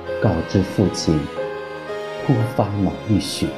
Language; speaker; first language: Chinese; native; Chinese